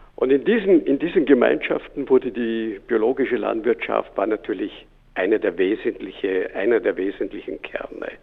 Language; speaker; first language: German; native; German